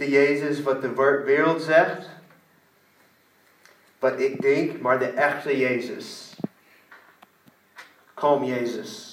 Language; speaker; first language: Dutch; non-native, learner; English